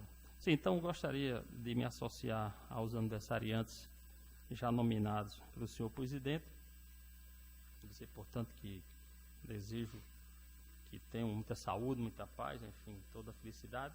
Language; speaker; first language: Portuguese; native; Portuguese